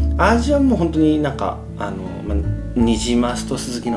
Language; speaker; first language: Japanese; native; Japanese